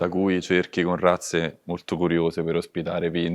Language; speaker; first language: Italian; native; Italian